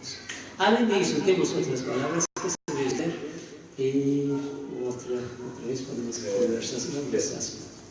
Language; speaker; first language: Portuguese; non-native, fluent; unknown